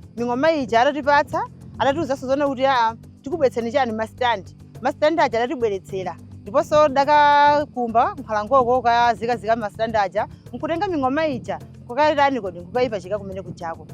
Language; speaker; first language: Nyanja; native; Nyanja